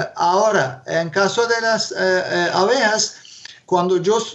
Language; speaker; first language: Spanish; non-native, fluent; Turkish